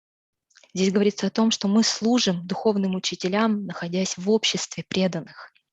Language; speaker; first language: Russian; native; Russian